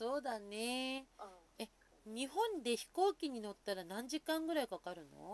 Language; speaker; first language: Japanese; native; Japanese